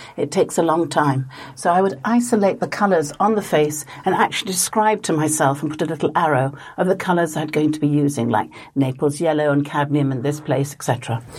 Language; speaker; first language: English; native; English